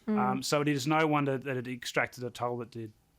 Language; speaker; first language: English; native; English